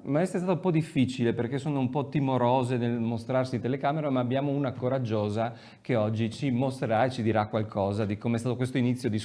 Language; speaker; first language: Italian; native; Italian